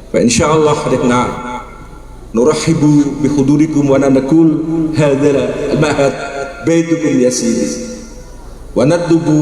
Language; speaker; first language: Arabic; non-native, fluent; Javanese